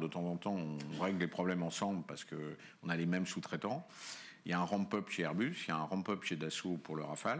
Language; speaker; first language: French; native; French